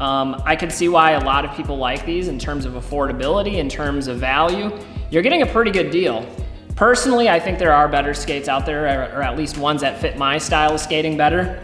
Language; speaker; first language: English; native; English